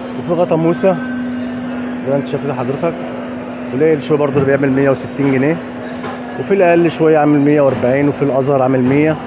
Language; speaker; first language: Egyptian Arabic; native; Egyptian Arabic